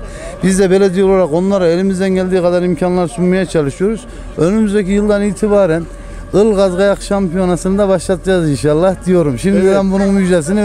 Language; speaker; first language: Turkish; native; Turkish